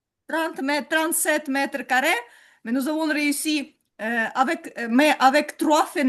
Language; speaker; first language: French; non-native, learner; Ukrainian